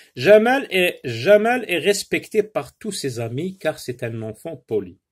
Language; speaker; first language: French; non-native, local second language; Arabic